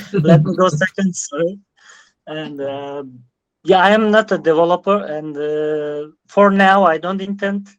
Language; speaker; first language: English; non-native, learner; Turkish